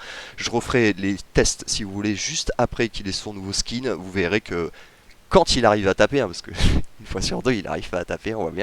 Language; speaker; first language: French; native; French